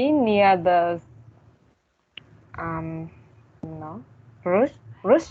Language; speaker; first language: English; non-native, learner; Vietnamese